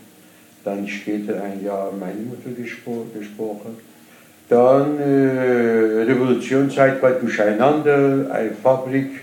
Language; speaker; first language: German; non-native, learner; Persian